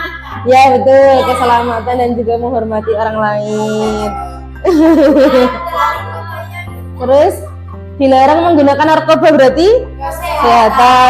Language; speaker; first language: Indonesian; native; Indonesian